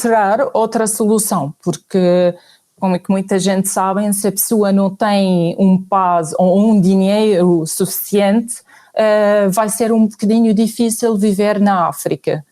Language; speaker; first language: Portuguese; non-native, fluent; Arabic